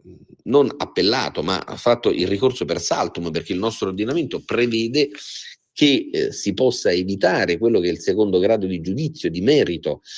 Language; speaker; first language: Italian; native; Italian